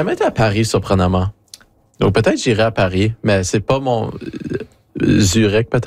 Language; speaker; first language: French; native; French